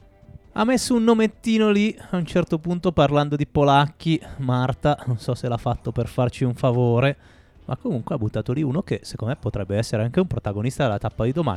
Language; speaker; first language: Italian; native; Italian